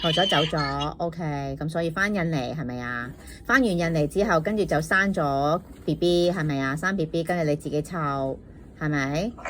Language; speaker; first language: Cantonese; native; Cantonese